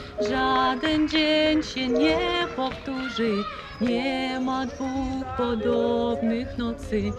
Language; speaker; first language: Polish; non-native, learner; Ukrainian